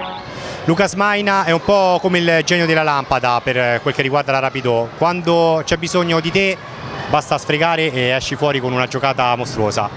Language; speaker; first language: Italian; native; Italian